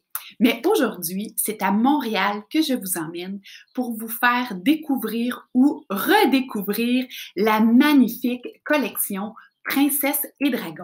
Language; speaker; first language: French; native; French